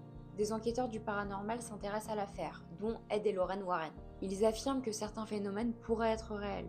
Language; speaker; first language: French; native; French